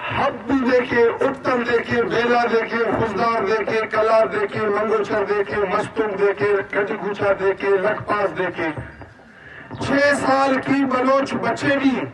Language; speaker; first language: Urdu; non-native, local second language; Baluchi